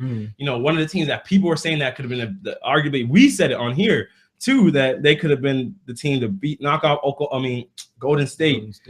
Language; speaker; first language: English; native; English